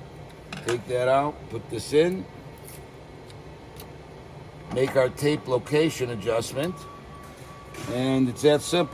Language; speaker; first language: English; native; English